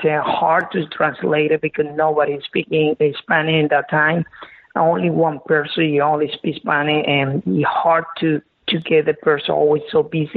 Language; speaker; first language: English; non-native, learner; Spanish